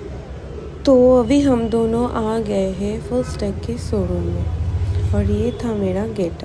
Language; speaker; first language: Hindi; non-native, local second language; Bangla